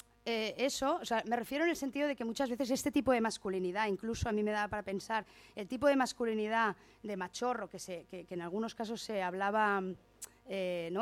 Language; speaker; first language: Spanish; native; Spanish